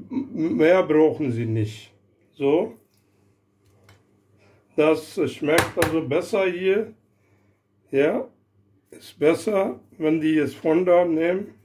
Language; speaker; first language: German; non-native, learner; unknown